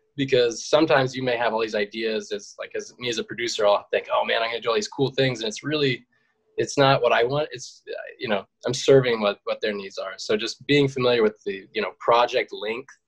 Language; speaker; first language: English; native; English